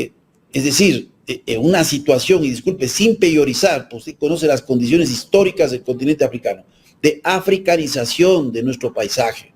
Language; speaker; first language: Spanish; native; Spanish